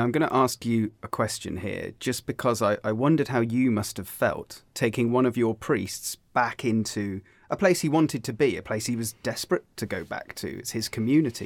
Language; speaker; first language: English; native; English